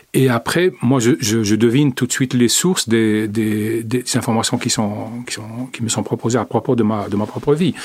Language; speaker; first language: French; non-native, local second language; Arabic